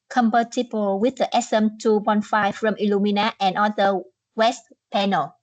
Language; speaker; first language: English; non-native, learner; Vietnamese